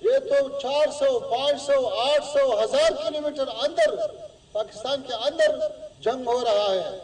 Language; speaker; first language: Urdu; non-native, fluent; Pashto